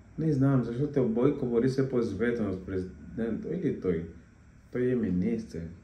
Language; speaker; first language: Bulgarian; non-native, learner; Portuguese